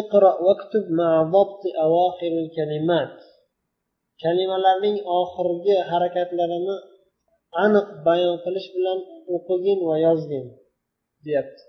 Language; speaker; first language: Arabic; non-native, fluent; Uzbek